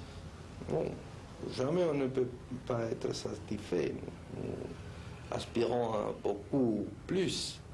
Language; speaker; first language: French; non-native, fluent; Spanish